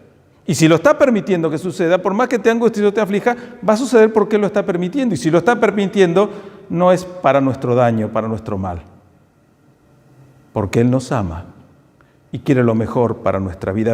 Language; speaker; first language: Spanish; native; Spanish